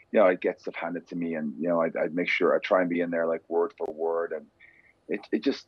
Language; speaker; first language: English; native; English